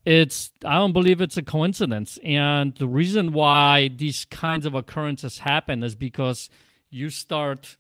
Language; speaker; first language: English; non-native, fluent; Polish